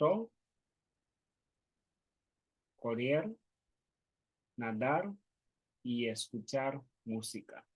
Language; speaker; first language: Spanish; non-native, learner; Swahili